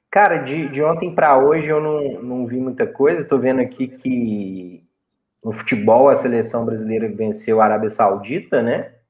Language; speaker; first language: Portuguese; native; Portuguese